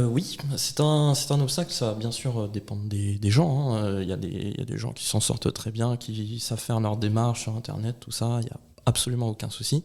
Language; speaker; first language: French; native; French